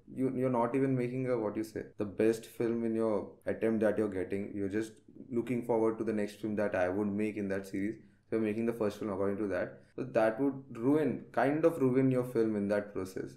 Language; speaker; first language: English; non-native, local second language; Telugu